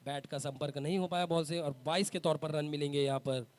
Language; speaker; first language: Hindi; non-native, local second language; Marathi